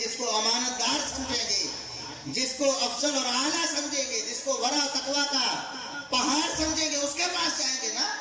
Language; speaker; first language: Urdu; non-native, local second language; Punjabi